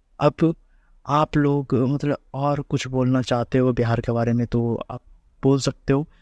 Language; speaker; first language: Hindi; native; Hindi